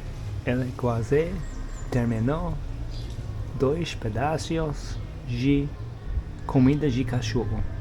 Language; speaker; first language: Portuguese; non-native, learner; English